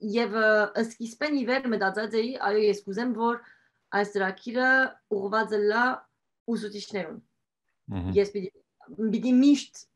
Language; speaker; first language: Armenian; early bilingual, heritage; Armenian